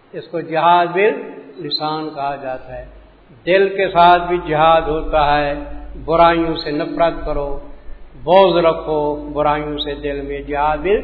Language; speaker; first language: Urdu; non-native, local second language; Punjabi